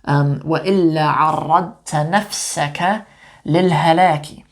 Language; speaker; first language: Arabic; non-native, fluent; English